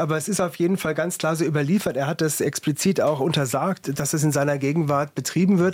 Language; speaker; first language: German; native; German